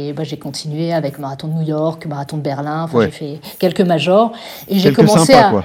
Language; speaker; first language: French; native; French